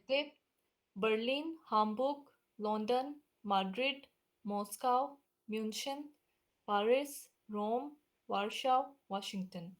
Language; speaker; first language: German; non-native, learner; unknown